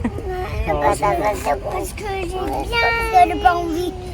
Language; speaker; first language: French; early bilingual, heritage; French